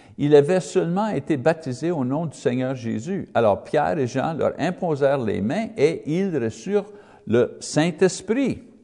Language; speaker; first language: French; non-native, learner; English